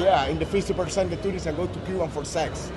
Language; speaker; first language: English; non-native, learner; Spanish